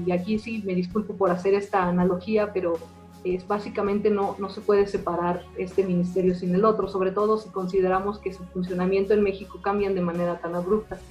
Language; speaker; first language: Spanish; native; Spanish